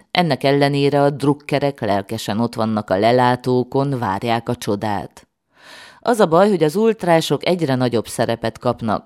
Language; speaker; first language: Hungarian; native; Hungarian